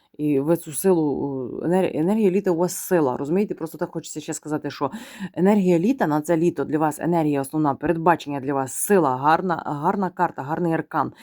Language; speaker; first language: Ukrainian; non-native, local second language; Russian